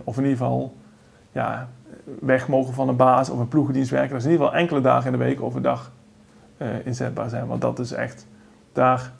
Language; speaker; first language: Dutch; native; Dutch